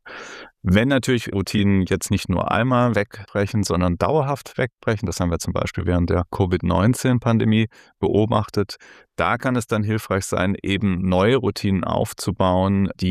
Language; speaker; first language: German; native; German